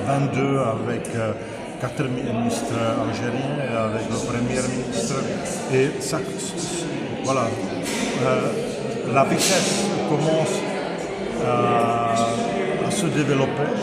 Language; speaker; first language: French; non-native, fluent; Czech